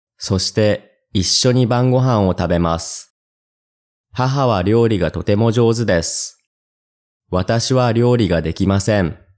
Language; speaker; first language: Japanese; non-native, learner; English